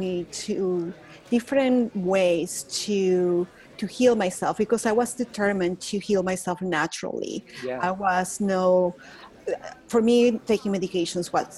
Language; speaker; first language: English; non-native, fluent; Spanish